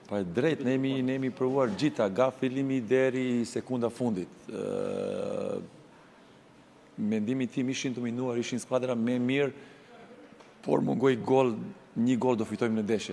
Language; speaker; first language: Albanian; non-native, learner; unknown